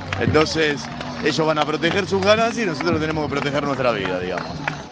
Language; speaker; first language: Spanish; native; Spanish